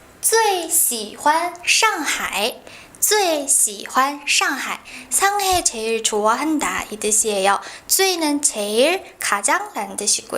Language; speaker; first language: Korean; non-native, fluent; Chinese